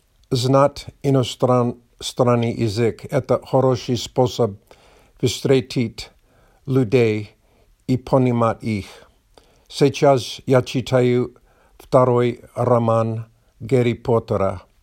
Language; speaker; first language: Russian; non-native, learner; English